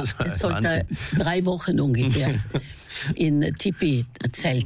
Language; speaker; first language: German; non-native, fluent; Norwegian